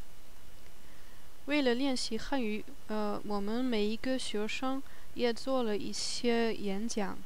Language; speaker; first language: Chinese; non-native, learner; German